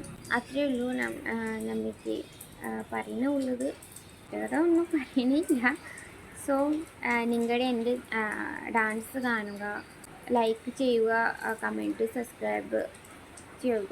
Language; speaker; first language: Malayalam; non-native, local second language; Bangla